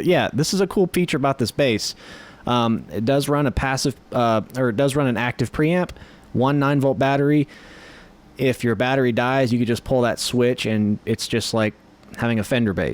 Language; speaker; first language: English; native; English